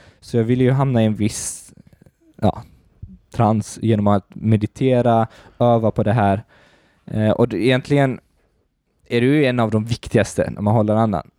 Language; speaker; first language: Swedish; early bilingual, other home language; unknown